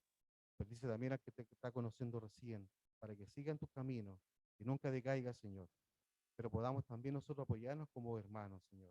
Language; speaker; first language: Spanish; native; Spanish